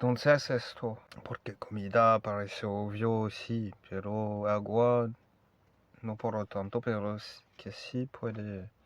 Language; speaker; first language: Spanish; non-native, learner; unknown